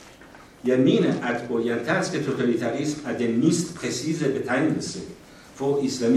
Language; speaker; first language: Danish; non-native, fluent; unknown